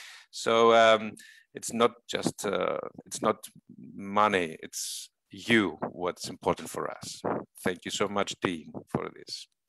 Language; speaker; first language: English; non-native, fluent; Greek